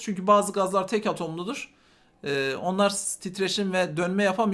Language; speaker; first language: Turkish; native; Turkish